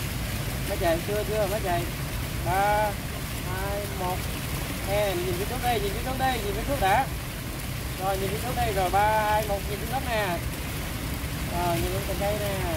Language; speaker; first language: Vietnamese; native; Vietnamese